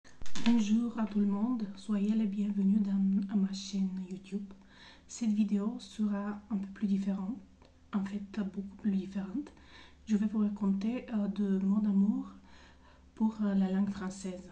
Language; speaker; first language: French; non-native, fluent; Bulgarian